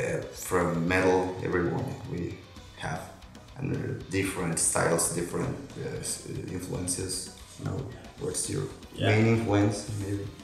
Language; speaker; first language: English; non-native, local second language; Spanish